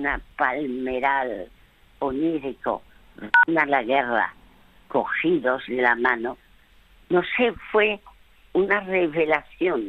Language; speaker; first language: Spanish; early bilingual, other home language; French